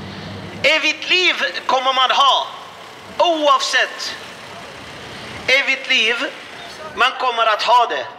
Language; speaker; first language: Swedish; non-native, fluent; Arabic